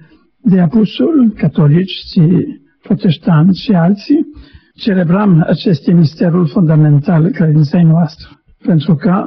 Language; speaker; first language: Romanian; non-native, learner; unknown